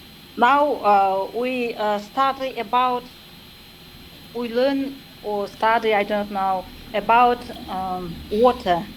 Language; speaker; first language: English; non-native, learner; Kazakh